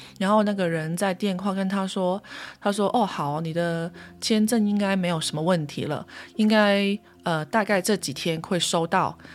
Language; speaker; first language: Chinese; non-native, local second language; Cantonese